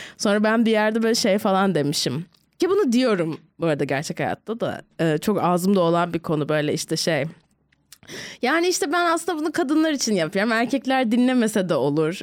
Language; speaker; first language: Turkish; native; Turkish